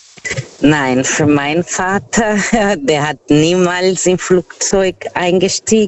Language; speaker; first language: German; non-native, fluent; Portuguese